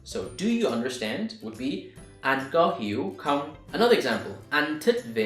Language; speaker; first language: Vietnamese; non-native, learner; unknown